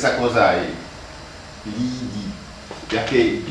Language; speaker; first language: Italian; non-native, fluent; French